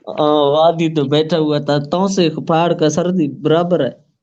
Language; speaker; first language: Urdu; non-native, local second language; Saraiki